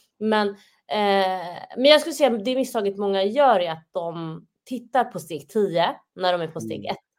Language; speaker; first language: Swedish; early bilingual, other home language; Somali